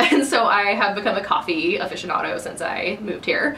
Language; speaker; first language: English; native; English